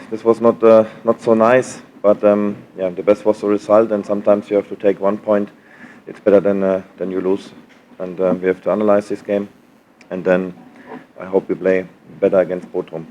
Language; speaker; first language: English; non-native, learner; German